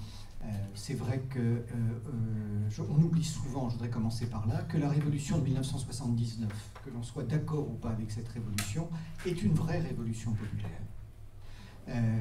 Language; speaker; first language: French; native; French